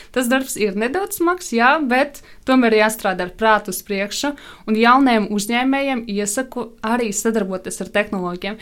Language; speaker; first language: Latvian; non-native, local second language; Russian